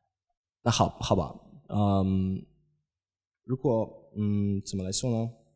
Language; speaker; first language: Chinese; non-native, fluent; Polish